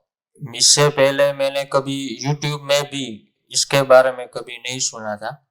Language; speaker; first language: Hindi; non-native, local second language; Gujarati